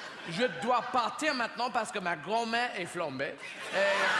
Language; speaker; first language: French; non-native, fluent; English